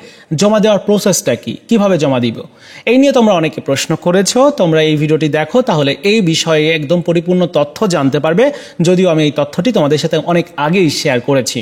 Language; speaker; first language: Bangla; native; Bangla